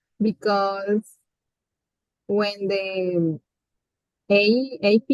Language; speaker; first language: English; non-native, learner; Spanish